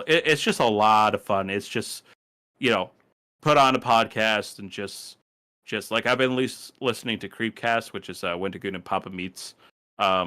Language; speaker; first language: English; native; English